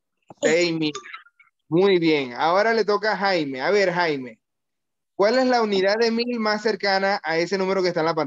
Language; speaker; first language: Spanish; native; Spanish